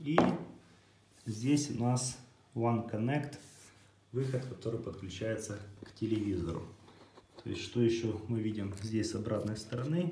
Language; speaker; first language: Russian; native; Russian